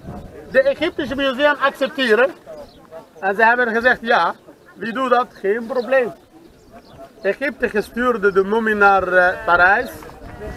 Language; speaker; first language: Dutch; non-native, learner; Arabic